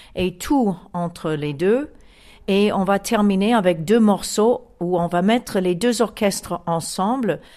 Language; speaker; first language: French; non-native, fluent; English